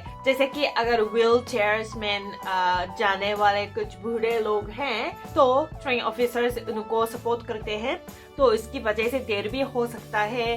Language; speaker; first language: Hindi; non-native, fluent; Japanese